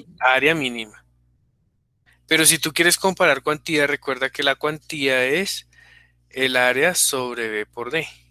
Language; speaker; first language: Spanish; native; Spanish